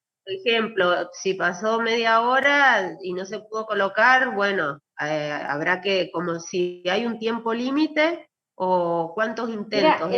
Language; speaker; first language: Spanish; native; Spanish